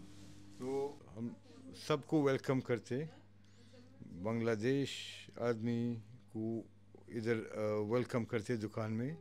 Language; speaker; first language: Hindi; non-native, local second language; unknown